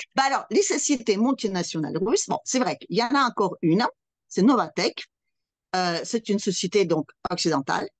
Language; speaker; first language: French; non-native, fluent; Russian